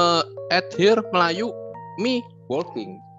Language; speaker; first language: English; non-native, learner; Indonesian